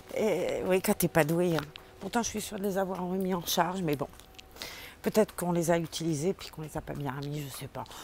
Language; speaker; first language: French; native; French